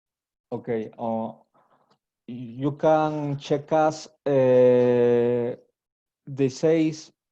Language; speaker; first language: English; non-native, learner; Spanish